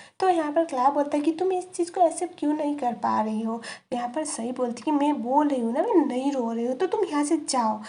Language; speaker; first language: Hindi; native; Hindi